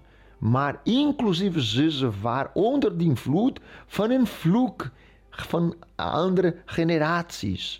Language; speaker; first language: Dutch; non-native, fluent; Portuguese